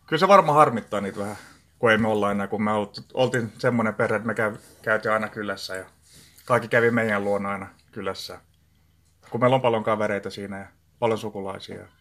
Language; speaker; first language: Finnish; non-native, local second language; Swedish